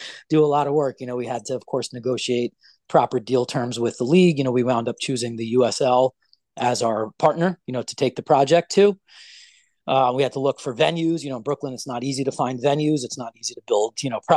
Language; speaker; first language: English; native; English